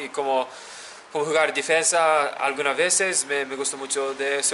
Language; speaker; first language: Spanish; non-native, learner; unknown